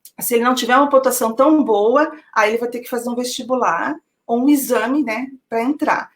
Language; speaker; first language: Portuguese; native; Portuguese